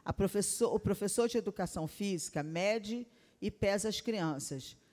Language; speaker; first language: Portuguese; native; Portuguese